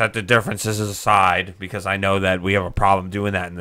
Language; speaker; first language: English; native; English